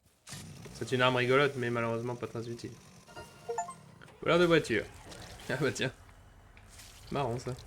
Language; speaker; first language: French; native; French